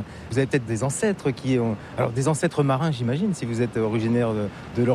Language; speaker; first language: French; native; French